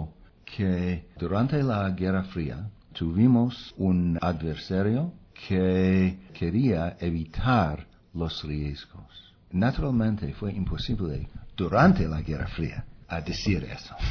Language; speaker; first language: Spanish; non-native, fluent; English